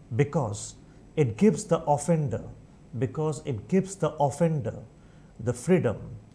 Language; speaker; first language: English; non-native, local second language; Bangla